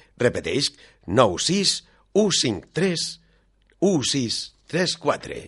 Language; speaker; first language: Catalan; non-native, local second language; Spanish